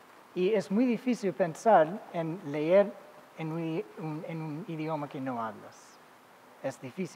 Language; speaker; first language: Spanish; non-native, fluent; English